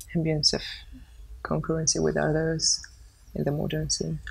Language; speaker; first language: English; non-native, fluent; Armenian